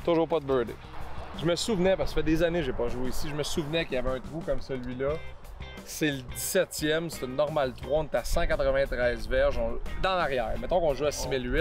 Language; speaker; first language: French; native; French